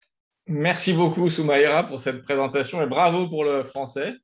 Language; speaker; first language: French; native; French